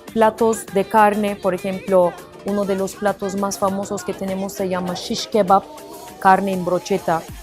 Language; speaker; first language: Spanish; non-native, fluent; Turkish